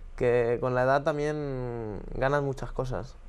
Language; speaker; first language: Spanish; native; Spanish